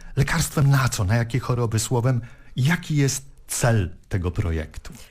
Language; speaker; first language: Polish; native; Polish